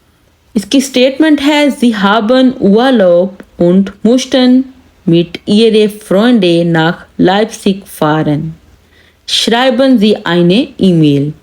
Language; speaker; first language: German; non-native, learner; Urdu